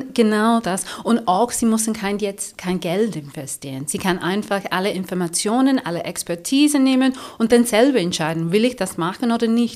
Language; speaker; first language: German; non-native, fluent; English